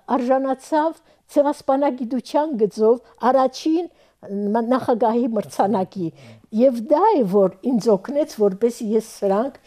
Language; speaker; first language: Armenian; early bilingual, heritage; Armenian